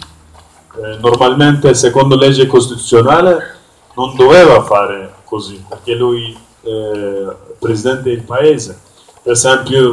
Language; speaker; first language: Italian; non-native, learner; Kurdish